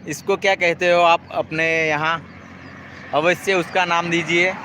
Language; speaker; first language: Hindi; non-native, local second language; Gujarati